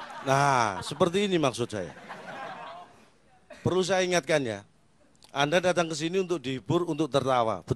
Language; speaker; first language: Indonesian; native; Indonesian